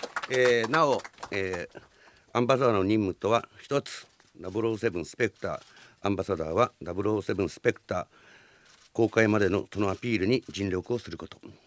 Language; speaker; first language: Japanese; native; Japanese